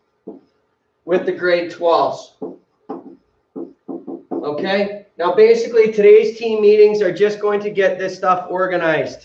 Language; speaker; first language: English; native; English